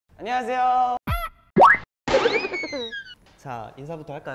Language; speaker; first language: Korean; native; Korean